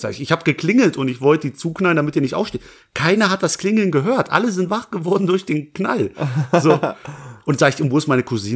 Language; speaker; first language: German; native; German